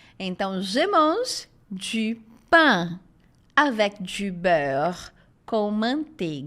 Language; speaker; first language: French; non-native, fluent; Portuguese